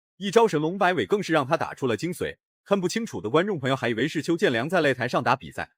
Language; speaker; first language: Chinese; native; Chinese